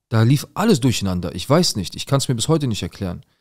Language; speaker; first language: German; native; German